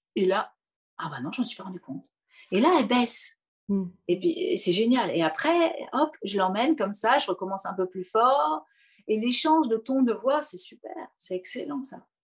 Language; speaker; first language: French; native; French